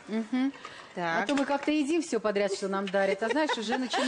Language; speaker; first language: Russian; native; Russian